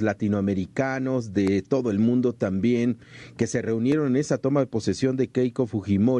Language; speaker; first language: Spanish; native; Spanish